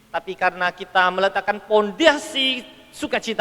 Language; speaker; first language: Indonesian; native; Indonesian